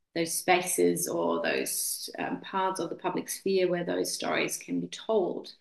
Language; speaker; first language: English; non-native, fluent; German